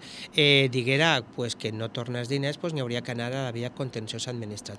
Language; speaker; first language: Catalan; native; Catalan